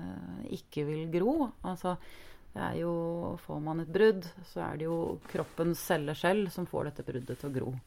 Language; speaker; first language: Norwegian; native; Norwegian